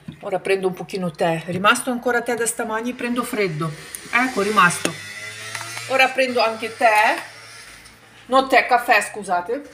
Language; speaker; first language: Italian; non-native, fluent; Ukrainian